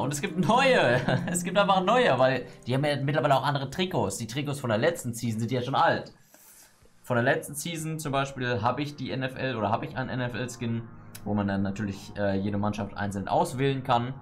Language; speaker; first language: German; native; German